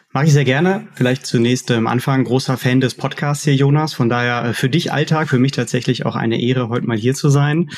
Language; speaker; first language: German; native; German